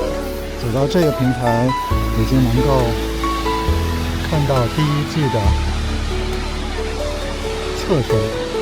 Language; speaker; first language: Chinese; native; Chinese